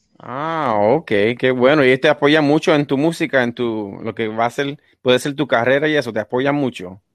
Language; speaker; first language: Spanish; early bilingual, heritage; Spanish